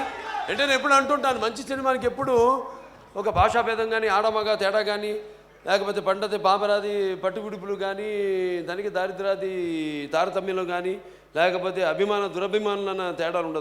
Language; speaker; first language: Telugu; native; Telugu